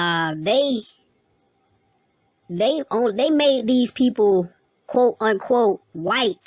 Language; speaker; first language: English; native; English